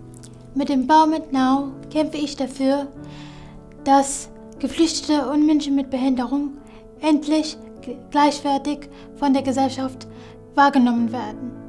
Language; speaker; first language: German; non-native, fluent; Kurdish